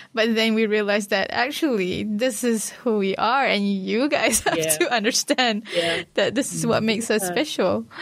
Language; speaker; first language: English; non-native, local second language; Malay